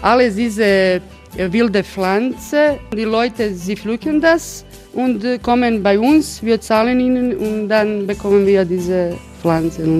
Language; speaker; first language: German; non-native, fluent; Croatian